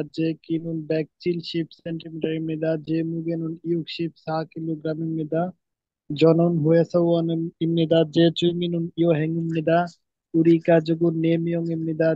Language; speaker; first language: Korean; non-native, learner; Bangla